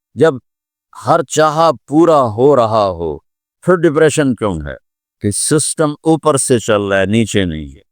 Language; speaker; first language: Urdu; non-native, local second language; Punjabi